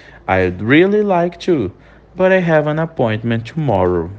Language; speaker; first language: English; non-native, fluent; Portuguese